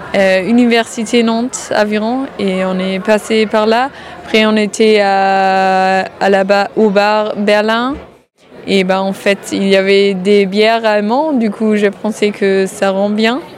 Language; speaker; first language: French; non-native, fluent; German